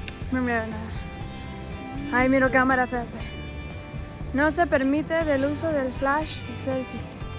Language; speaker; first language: Spanish; early bilingual, heritage; Spanish